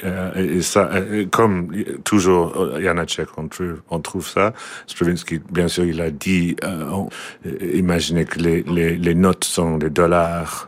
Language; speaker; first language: French; non-native, learner; English